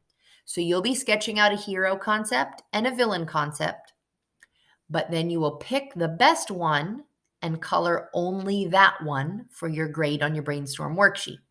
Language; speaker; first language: English; native; English